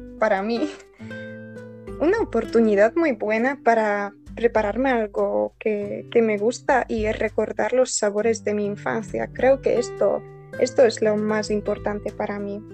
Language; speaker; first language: Spanish; non-native, learner; Polish